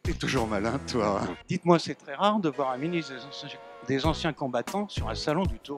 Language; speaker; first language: French; native; French